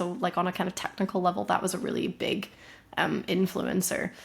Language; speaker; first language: English; native; English